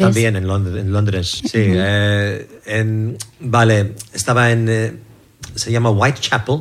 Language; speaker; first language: Spanish; non-native, learner; English